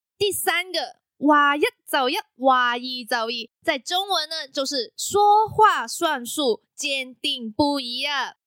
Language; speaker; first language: Chinese; non-native, local second language; Cantonese